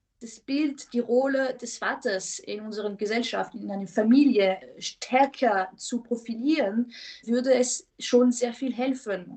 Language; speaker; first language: German; non-native, fluent; French